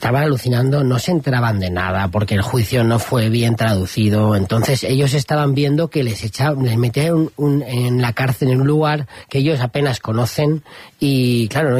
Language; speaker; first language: Spanish; native; Spanish